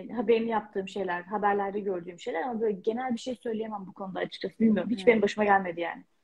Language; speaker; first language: Turkish; native; Turkish